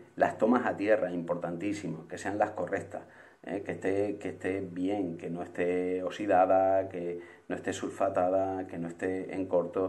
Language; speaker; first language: Spanish; native; Spanish